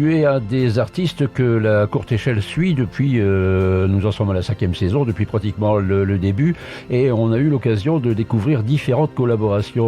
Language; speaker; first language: French; native; French